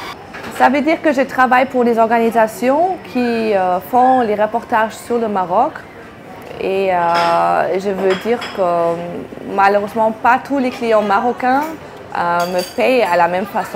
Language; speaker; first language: French; non-native, fluent; German